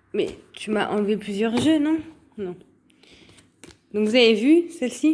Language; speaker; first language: French; native; French